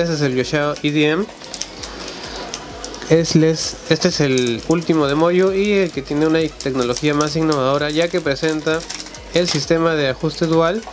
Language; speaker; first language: Spanish; native; Spanish